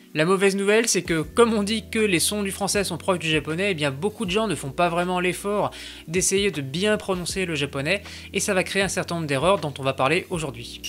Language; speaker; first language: French; native; French